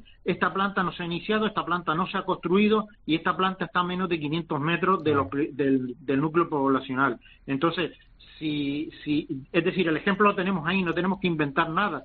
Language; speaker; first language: Spanish; native; Spanish